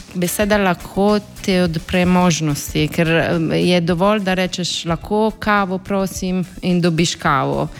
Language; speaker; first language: Slovenian; non-native, fluent; Italian